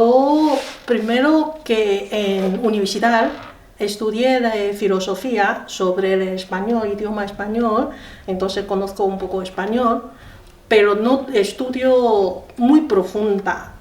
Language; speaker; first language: Spanish; non-native, learner; Chinese